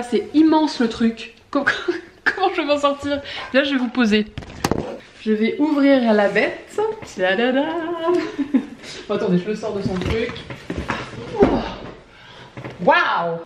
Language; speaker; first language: French; native; French